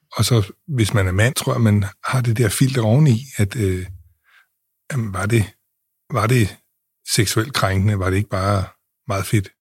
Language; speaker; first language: Danish; native; Danish